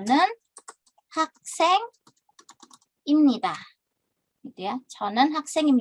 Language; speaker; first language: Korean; non-native, fluent; Indonesian